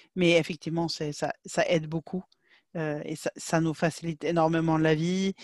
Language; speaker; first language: French; non-native, fluent; Swedish